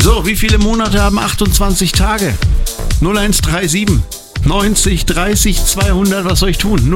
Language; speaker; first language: German; native; German